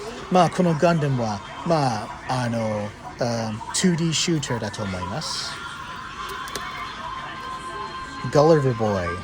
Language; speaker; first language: Japanese; non-native, fluent; English